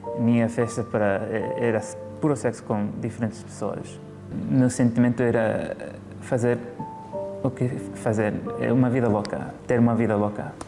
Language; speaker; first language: Portuguese; early bilingual, heritage; Portuguese